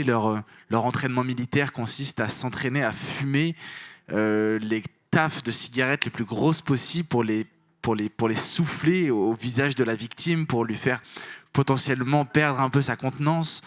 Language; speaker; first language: French; native; French